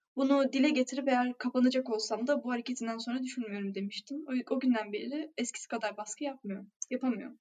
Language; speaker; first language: Turkish; native; Turkish